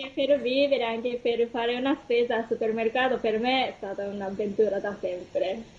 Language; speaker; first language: Italian; non-native, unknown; Japanese